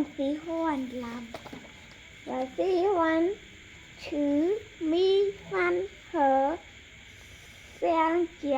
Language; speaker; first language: Chinese; non-native, learner; Khmer